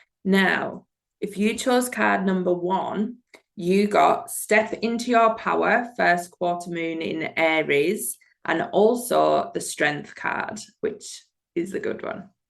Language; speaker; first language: English; native; English